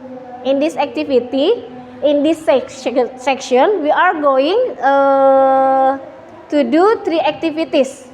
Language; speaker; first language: English; non-native, fluent; Indonesian